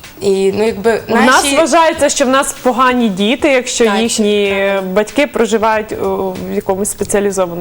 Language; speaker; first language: Ukrainian; native; Ukrainian